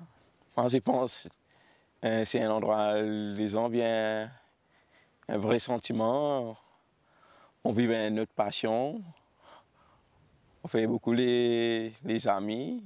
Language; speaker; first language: French; non-native, local second language; Morisyen